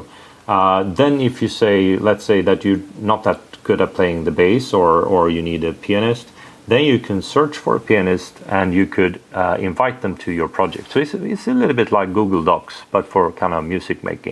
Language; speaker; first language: English; non-native, fluent; Swedish